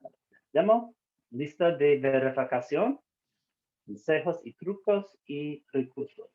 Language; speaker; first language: Spanish; non-native, learner; English